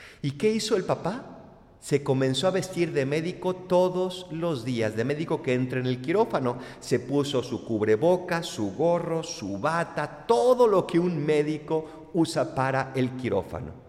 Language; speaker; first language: Spanish; native; Spanish